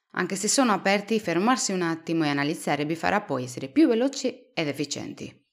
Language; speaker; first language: Italian; non-native, fluent; Spanish